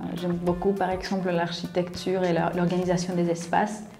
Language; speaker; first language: French; non-native, fluent; Spanish